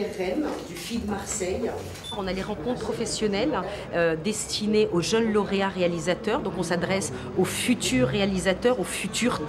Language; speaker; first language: French; non-native, local second language; Arabic